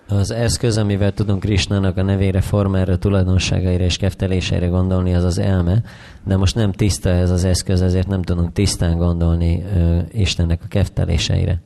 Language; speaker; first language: Hungarian; native; Hungarian